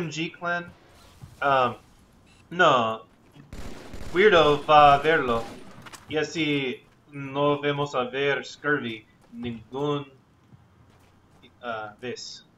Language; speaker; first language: Spanish; non-native, learner; English